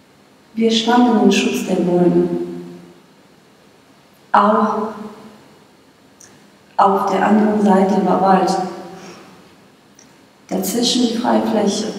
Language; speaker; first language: German; non-native, fluent; Bosnian